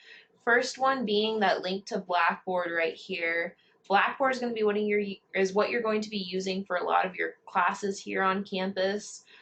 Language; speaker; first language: English; native; English